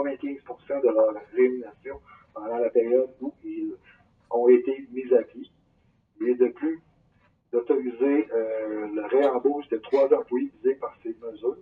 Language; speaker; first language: French; native; French